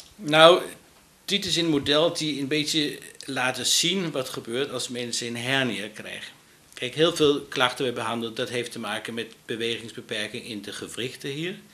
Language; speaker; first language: Dutch; non-native, fluent; Danish